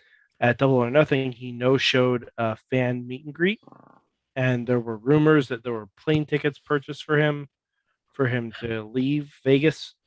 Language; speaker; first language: English; native; English